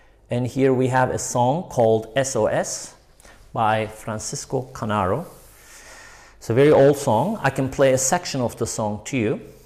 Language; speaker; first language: English; non-native, fluent; Turkish